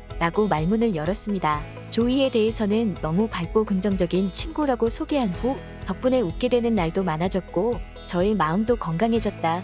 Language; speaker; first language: Korean; native; Korean